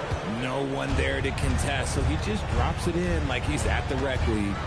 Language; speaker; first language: English; native; English